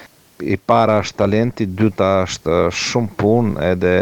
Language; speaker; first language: Albanian; non-native, learner; Croatian